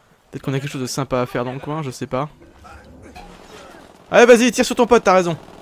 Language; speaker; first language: French; native; French